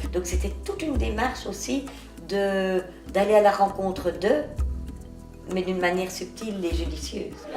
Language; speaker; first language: French; native; French